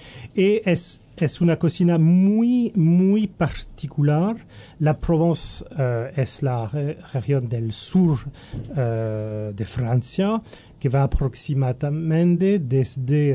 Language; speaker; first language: Spanish; non-native, learner; French